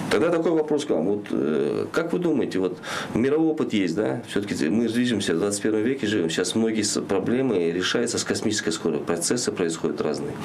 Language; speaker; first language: Russian; non-native, local second language; Kyrgyz